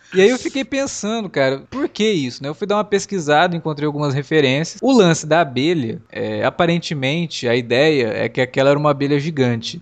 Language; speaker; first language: Portuguese; native; Portuguese